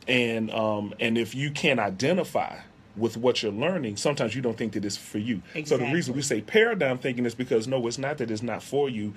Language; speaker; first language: English; native; English